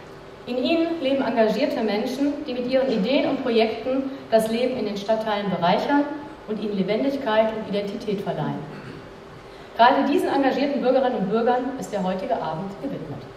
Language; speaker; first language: German; native; German